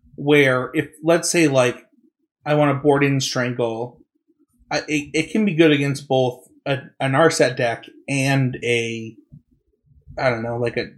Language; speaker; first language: English; native; English